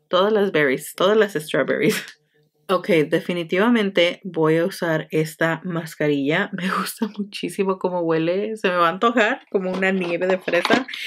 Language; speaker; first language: Spanish; early bilingual, heritage; Spanish